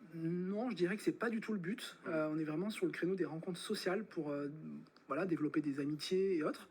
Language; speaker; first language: French; native; French